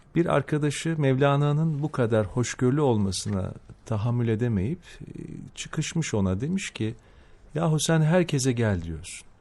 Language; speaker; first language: Turkish; native; Turkish